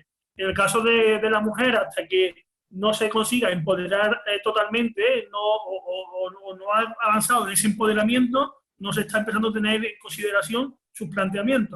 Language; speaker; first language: Spanish; native; Spanish